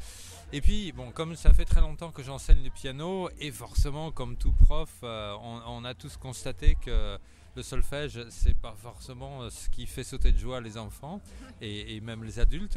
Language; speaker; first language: French; native; French